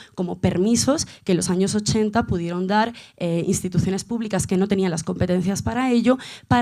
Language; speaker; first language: Spanish; native; Spanish